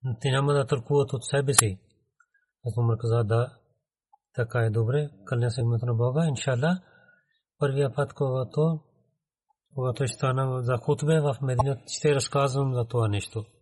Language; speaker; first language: Bulgarian; non-native, fluent; Urdu